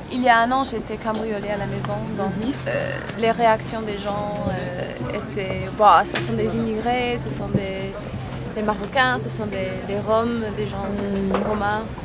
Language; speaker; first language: French; non-native, fluent; English